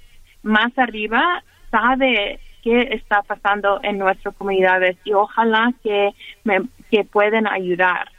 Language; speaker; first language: Spanish; early bilingual, heritage; Spanish